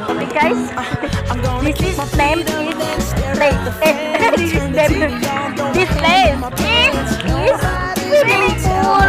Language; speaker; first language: English; non-native, learner; Indonesian